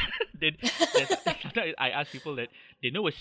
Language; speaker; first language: English; non-native, local second language; Malay